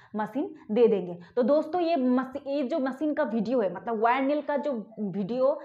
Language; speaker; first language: Hindi; non-native, local second language; Bangla